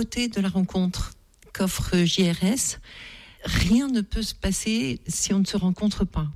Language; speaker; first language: French; native; French